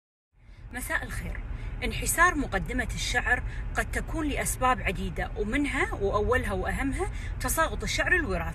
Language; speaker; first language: Arabic; native; Arabic